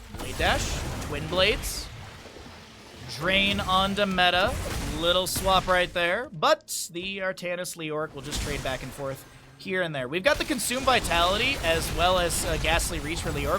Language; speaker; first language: English; native; English